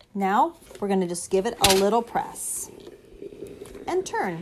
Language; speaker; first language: English; native; English